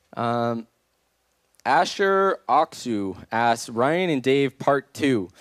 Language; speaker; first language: English; native; English